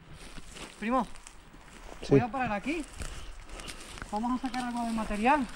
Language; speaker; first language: Spanish; native; Spanish